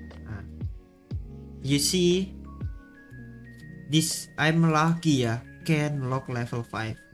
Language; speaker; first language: English; non-native, learner; Indonesian